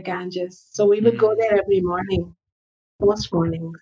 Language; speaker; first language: English; non-native, local second language; Hindi